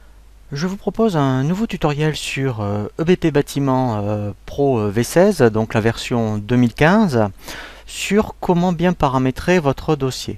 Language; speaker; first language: French; native; French